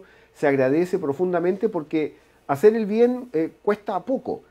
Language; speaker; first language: Spanish; native; Spanish